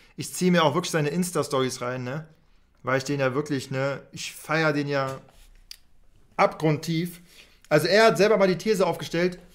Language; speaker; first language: German; native; German